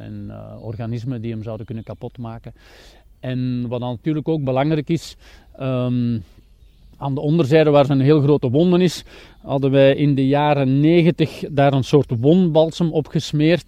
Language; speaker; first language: Dutch; native; Dutch